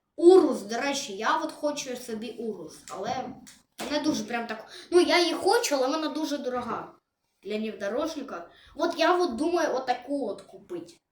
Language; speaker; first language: Ukrainian; non-native, local second language; Russian